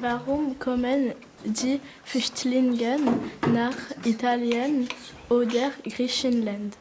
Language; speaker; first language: German; non-native, learner; French